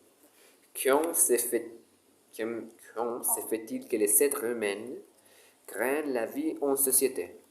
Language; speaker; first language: French; non-native, learner; Spanish